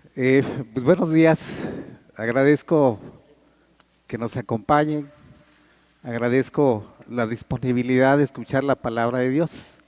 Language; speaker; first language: Spanish; native; Spanish